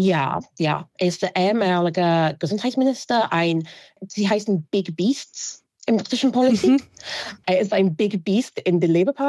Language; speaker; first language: German; non-native, fluent; English